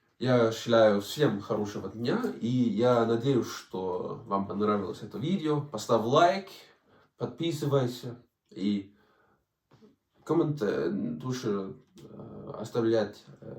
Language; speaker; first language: Russian; non-native, fluent; Danish